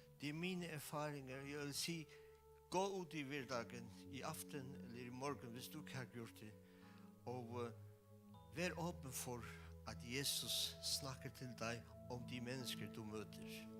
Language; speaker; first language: Danish; non-native, local second language; Faroese